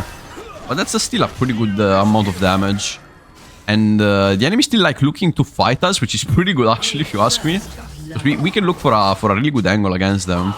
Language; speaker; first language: English; non-native, fluent; Italian